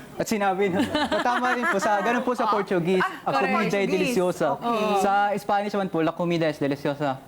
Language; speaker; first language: Filipino; native; Filipino